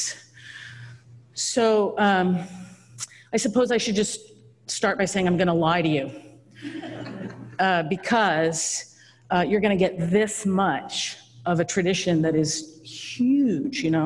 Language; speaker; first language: English; native; English